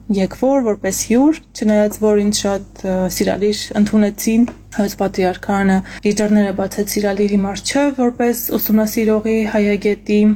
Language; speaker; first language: Armenian; native; Armenian